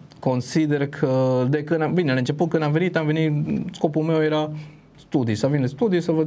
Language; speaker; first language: Romanian; non-native, fluent; Spanish